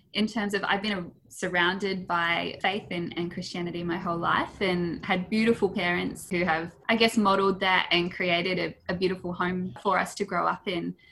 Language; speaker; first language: English; native; English